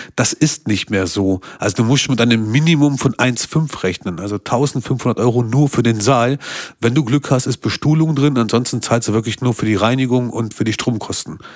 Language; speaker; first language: German; early bilingual, other home language; Albanian